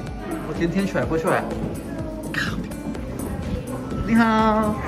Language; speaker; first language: Chinese; non-native, learner; Urdu